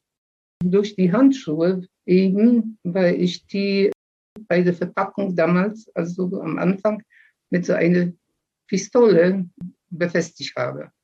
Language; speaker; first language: German; early bilingual, other home language; Polish